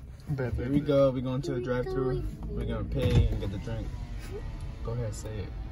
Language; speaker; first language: English; early bilingual, other home language; Spanish